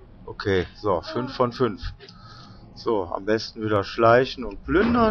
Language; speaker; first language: German; native; German